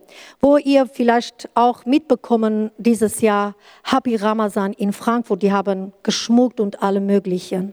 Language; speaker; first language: German; non-native, learner; Kurdish